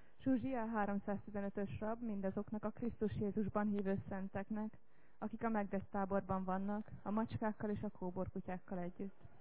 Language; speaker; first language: Hungarian; native; Hungarian